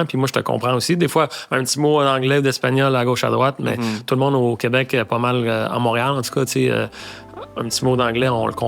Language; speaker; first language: French; native; French